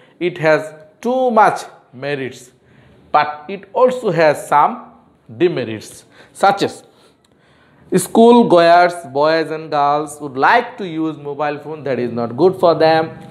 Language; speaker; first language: English; non-native, local second language; Bangla